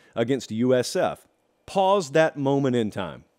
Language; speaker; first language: English; native; English